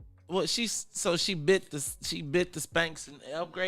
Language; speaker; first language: English; native; English